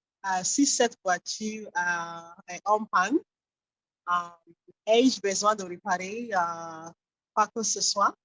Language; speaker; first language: French; non-native, learner; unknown